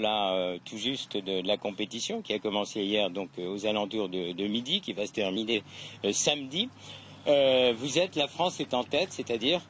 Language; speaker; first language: French; native; French